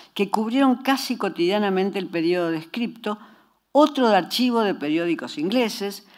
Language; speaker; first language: Spanish; native; Spanish